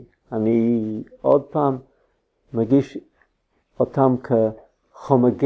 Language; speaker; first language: Hebrew; non-native, fluent; English